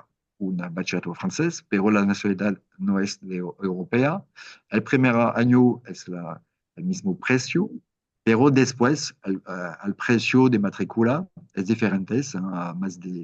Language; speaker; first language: Spanish; non-native, learner; French